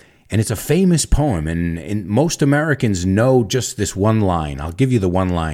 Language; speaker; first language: English; native; English